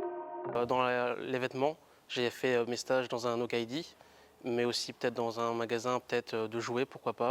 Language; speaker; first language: French; native; French